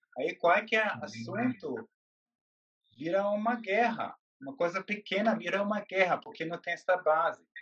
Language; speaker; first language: Portuguese; non-native, fluent; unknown